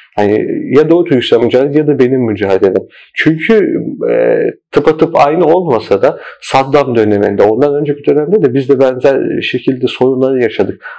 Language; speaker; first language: Turkish; early bilingual, heritage; Turkish